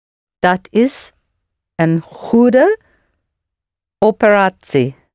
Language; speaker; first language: Dutch; non-native, learner; English